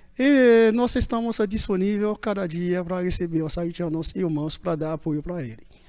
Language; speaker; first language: Portuguese; non-native, fluent; Haitian Creole